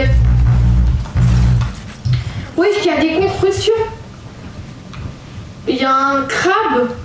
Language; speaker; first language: French; native; French